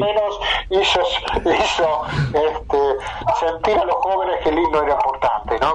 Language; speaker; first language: Spanish; native; Spanish